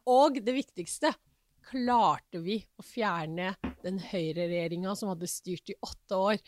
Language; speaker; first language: Norwegian; early bilingual, other home language; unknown